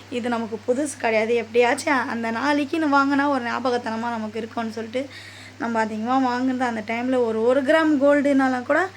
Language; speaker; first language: Tamil; native; Tamil